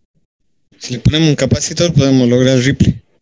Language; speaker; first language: Spanish; native; Spanish